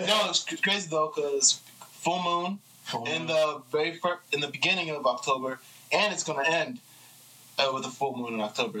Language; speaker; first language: English; native; English